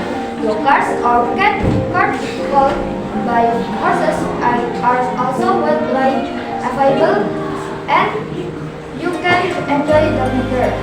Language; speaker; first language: English; non-native, learner; Indonesian